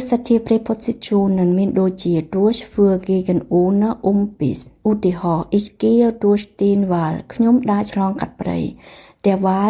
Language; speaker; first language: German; non-native, fluent; Khmer